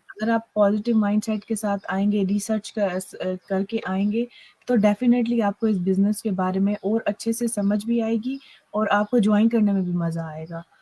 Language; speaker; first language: Urdu; native; Urdu